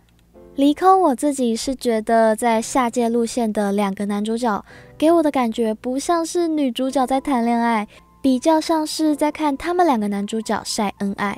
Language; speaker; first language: Chinese; native; Chinese